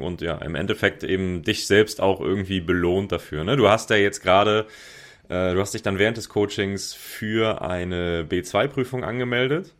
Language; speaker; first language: German; native; German